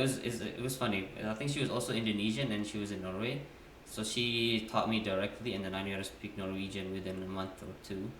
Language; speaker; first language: English; non-native, fluent; Indonesian